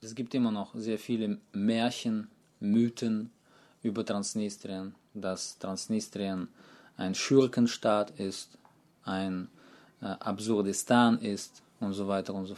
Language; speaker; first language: German; non-native, fluent; Russian